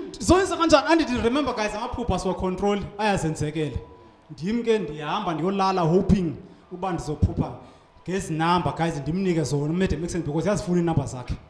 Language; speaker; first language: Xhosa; non-native, local second language; Tsonga